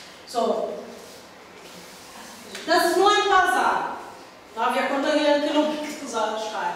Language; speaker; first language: German; non-native, learner; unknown